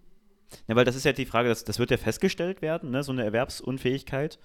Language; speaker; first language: German; native; German